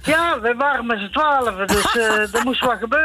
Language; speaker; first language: Dutch; native; Dutch